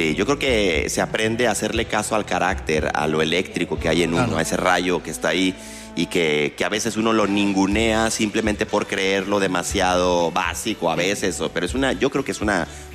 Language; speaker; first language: Spanish; native; Spanish